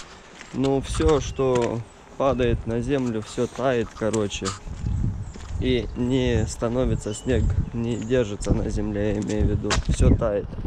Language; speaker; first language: Russian; non-native, fluent; Romanian